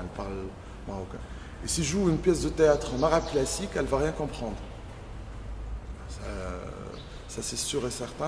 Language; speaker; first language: French; non-native, local second language; Arabic